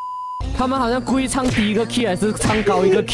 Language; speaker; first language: Chinese; native; Chinese